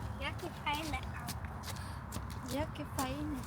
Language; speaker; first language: Polish; early bilingual, other home language; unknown